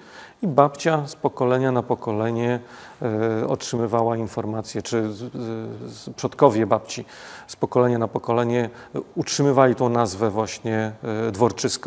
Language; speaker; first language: Polish; native; Polish